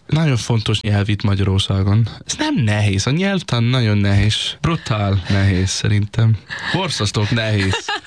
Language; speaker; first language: Hungarian; non-native, learner; Danish